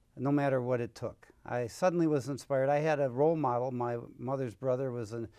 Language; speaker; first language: English; native; English